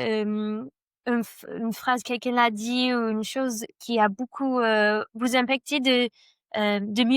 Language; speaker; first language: French; non-native, learner; English